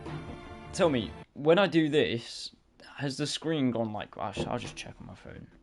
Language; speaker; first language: English; native; English